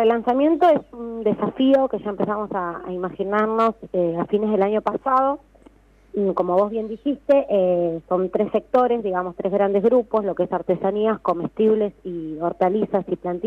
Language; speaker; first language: Spanish; native; Spanish